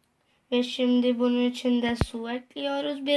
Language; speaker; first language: Turkish; non-native, learner; Urdu